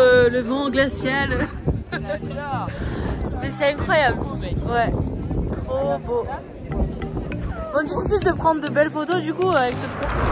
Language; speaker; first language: French; native; French